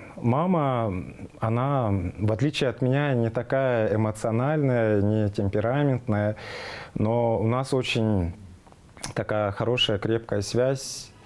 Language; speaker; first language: Russian; non-native, local second language; Tuvinian